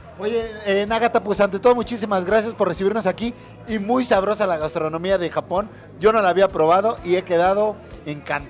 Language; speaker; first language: Spanish; native; Spanish